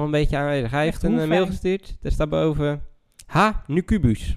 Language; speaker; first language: Dutch; native; Dutch